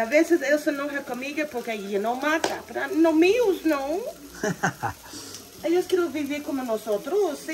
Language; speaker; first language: Spanish; non-native, learner; English